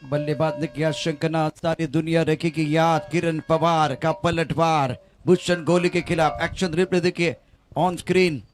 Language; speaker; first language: Hindi; non-native, local second language; Marathi